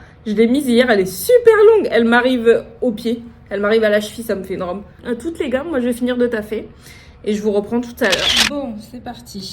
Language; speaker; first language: French; native; French